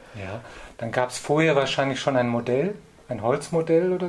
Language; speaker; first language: German; native; German